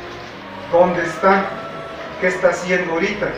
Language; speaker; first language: Spanish; native; Spanish